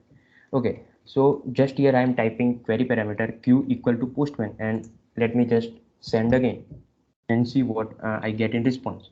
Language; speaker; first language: English; non-native, local second language; Gujarati